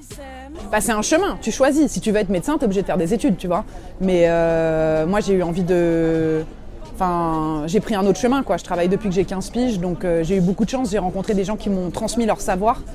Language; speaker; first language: French; native; French